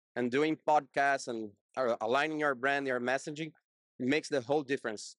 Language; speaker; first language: English; non-native, fluent; Portuguese